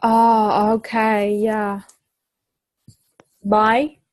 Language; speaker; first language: English; non-native, fluent; Vietnamese